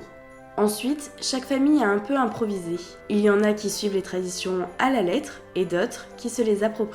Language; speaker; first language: French; native; French